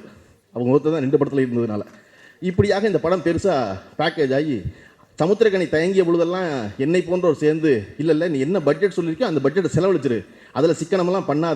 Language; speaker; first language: Tamil; native; Tamil